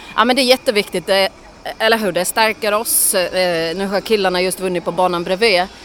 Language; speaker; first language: Swedish; native; Swedish